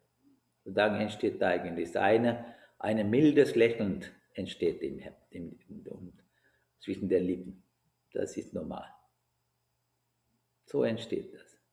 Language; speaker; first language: German; non-native, fluent; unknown